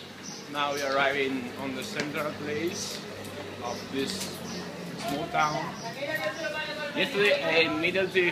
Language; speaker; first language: English; non-native, learner; Italian